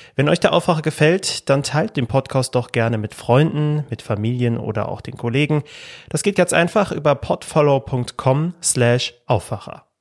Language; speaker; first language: German; native; German